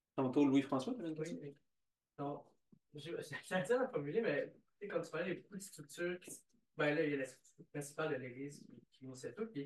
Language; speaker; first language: French; native; French